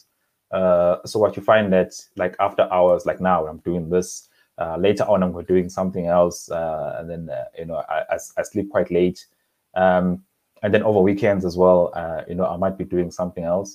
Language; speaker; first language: English; non-native, local second language; Zulu